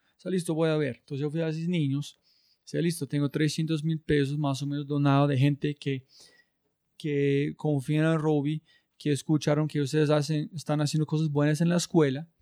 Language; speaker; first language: Spanish; non-native, learner; English